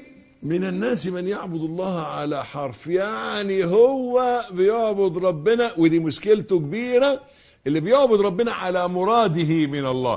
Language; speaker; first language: Arabic; native; Arabic